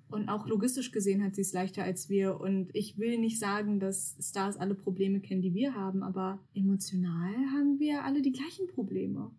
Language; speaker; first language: German; early bilingual, other home language; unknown